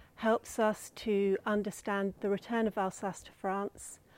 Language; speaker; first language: English; native; English